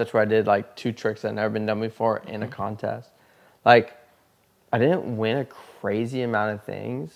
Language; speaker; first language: English; native; English